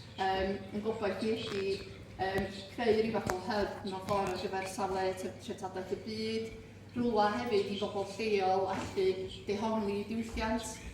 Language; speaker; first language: Welsh; native; Welsh